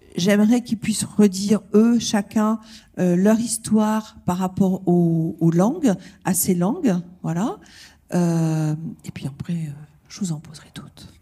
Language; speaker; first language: French; native; French